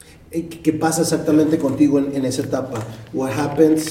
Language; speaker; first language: Spanish; native; Spanish